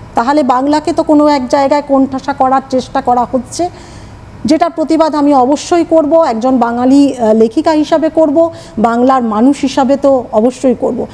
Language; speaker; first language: Bangla; native; Bangla